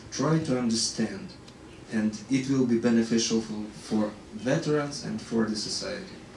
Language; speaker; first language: English; non-native, fluent; Ukrainian